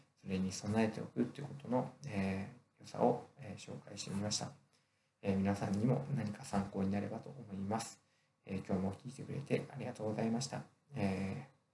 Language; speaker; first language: Japanese; native; Japanese